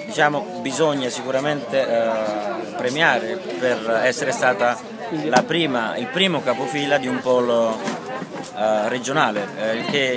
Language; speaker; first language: Italian; native; Italian